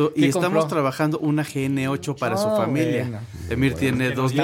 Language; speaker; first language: Spanish; native; Spanish